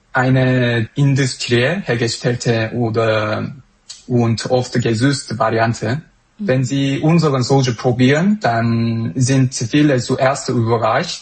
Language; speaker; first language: German; non-native, fluent; Korean